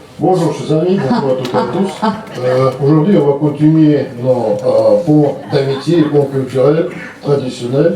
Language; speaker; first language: French; non-native, fluent; Russian